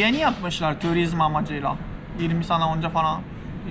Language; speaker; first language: Turkish; non-native, fluent; Japanese